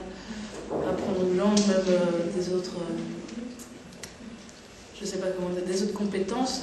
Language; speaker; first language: French; native; French